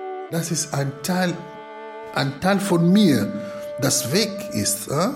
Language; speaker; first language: German; non-native, fluent; Lingala